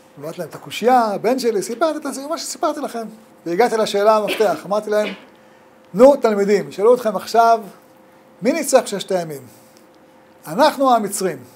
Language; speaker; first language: Hebrew; native; Hebrew